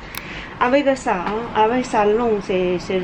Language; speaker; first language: French; non-native, learner; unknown